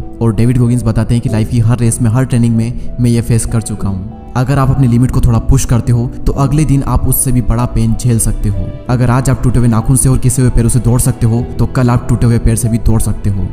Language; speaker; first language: Hindi; native; Hindi